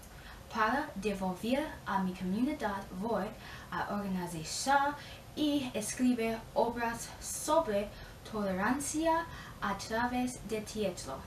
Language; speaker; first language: Spanish; non-native, learner; English